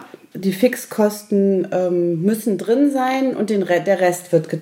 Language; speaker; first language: German; native; German